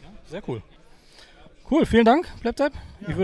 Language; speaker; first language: German; native; German